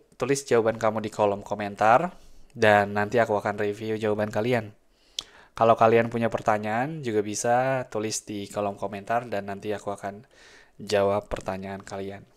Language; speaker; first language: Indonesian; native; Indonesian